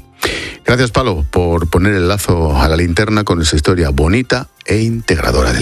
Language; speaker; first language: Spanish; non-native, local second language; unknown